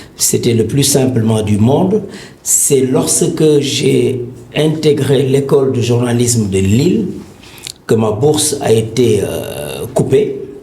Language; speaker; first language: French; non-native, local second language; Wolof